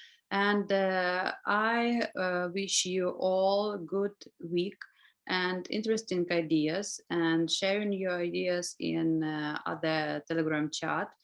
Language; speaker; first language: English; non-native, learner; Ukrainian